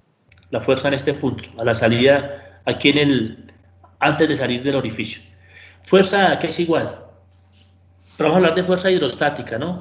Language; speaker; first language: Spanish; native; Spanish